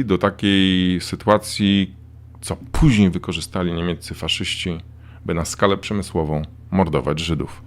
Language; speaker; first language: Polish; native; Polish